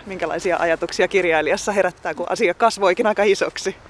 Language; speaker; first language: Finnish; native; Finnish